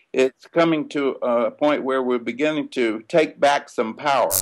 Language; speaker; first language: English; native; English